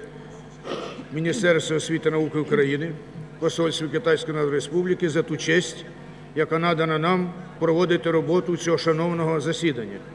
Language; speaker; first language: Ukrainian; native; Ukrainian